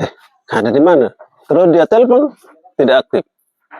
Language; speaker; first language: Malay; non-native, local second language; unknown